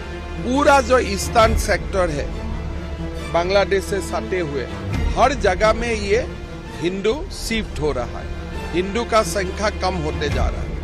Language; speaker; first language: Hindi; non-native, local second language; Assamese